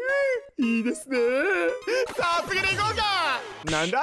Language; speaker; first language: Japanese; native; Japanese